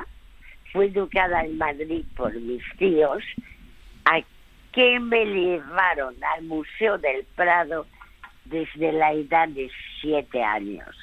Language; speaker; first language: Spanish; early bilingual, other home language; French